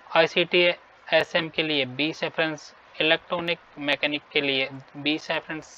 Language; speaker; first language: Hindi; native; Hindi